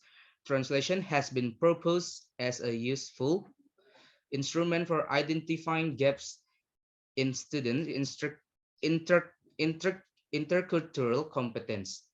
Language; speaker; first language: English; non-native, learner; Indonesian